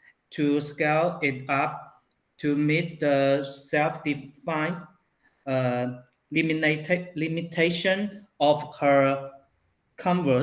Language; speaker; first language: English; non-native, learner; Chinese